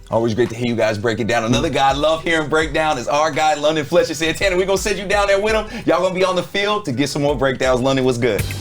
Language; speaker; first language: English; native; English